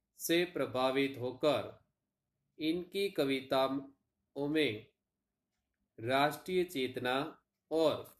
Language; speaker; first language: Hindi; non-native, local second language; Gujarati